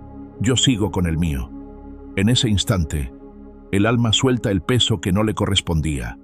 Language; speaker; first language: Spanish; native; Spanish